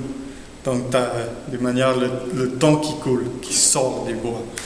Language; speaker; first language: French; non-native, fluent; Spanish